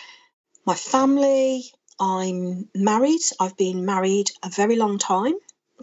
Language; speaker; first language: English; native; English